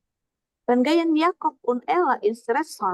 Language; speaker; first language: German; non-native, learner; Indonesian